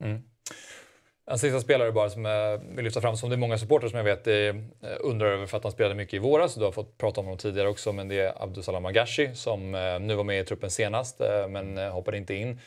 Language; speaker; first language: Swedish; native; Swedish